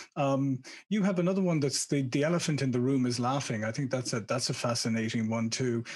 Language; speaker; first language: English; native; English